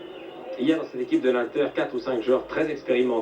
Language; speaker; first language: French; native; French